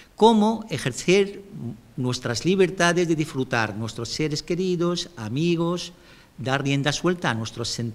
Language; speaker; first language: Spanish; non-native, fluent; Arabic